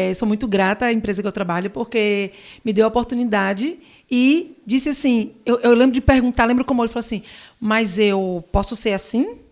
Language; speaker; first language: Portuguese; native; Portuguese